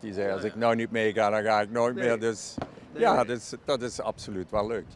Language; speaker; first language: Dutch; native; Dutch